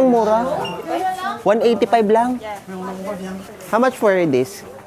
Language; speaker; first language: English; non-native, local second language; Filipino